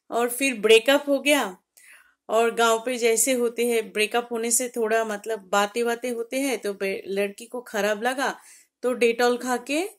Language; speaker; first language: Hindi; non-native, local second language; Bangla